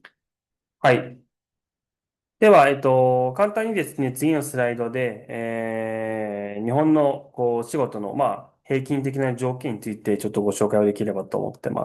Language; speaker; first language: Japanese; native; Japanese